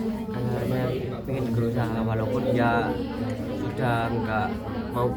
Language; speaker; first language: Indonesian; native; Indonesian